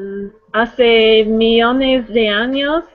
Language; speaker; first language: Spanish; non-native, learner; English